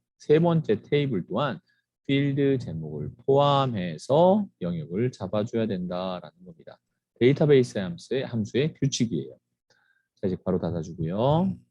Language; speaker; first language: Korean; native; Korean